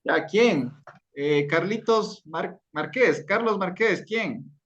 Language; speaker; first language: Spanish; native; Spanish